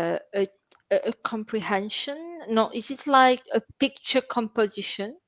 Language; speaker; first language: English; non-native, fluent; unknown